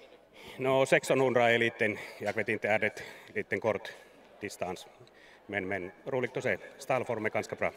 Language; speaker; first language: Swedish; non-native, learner; Finnish